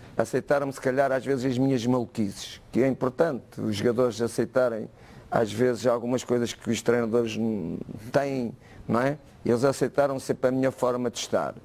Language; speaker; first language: Portuguese; native; Portuguese